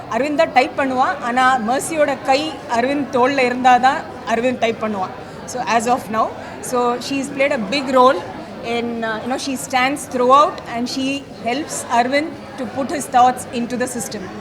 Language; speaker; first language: Tamil; native; Tamil